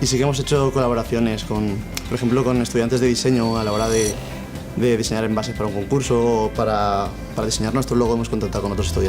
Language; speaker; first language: Spanish; native; Spanish